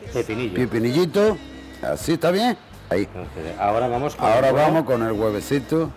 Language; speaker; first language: Spanish; native; Spanish